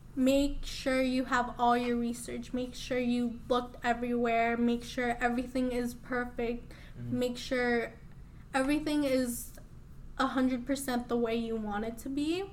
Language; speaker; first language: English; early bilingual, other home language; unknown